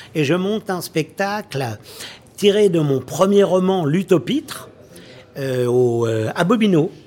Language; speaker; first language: French; native; French